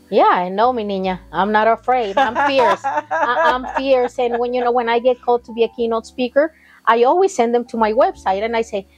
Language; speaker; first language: English; non-native, fluent; Spanish